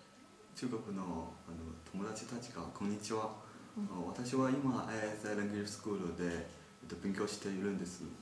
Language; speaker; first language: Japanese; non-native, learner; Chinese